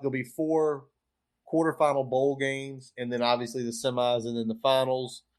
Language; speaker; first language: English; native; English